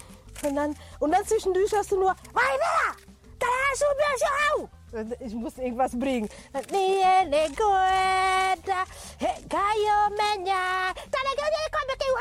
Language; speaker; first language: German; non-native, fluent; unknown